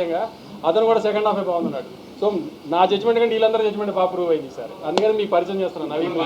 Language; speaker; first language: Telugu; native; Telugu